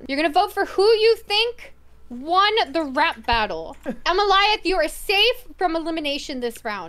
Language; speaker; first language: English; native; English